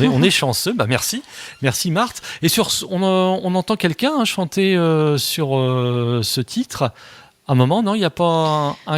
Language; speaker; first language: French; native; French